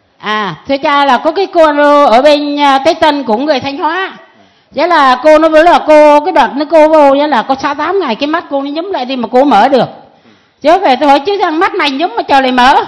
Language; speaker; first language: Vietnamese; native; Vietnamese